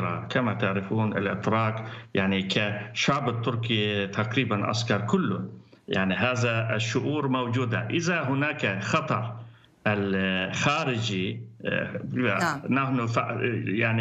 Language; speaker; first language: Arabic; non-native, fluent; Turkish